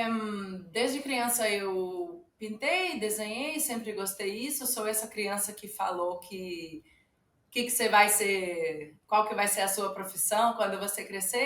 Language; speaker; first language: Portuguese; non-native, fluent; Ukrainian